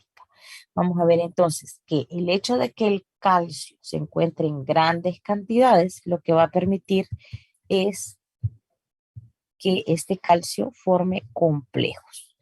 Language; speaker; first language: Spanish; native; Spanish